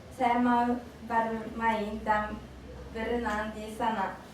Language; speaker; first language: Indonesian; non-native, learner; Japanese